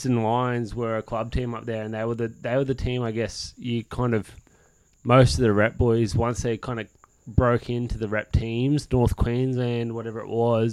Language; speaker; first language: English; native; English